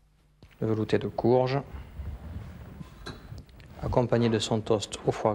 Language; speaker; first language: French; native; French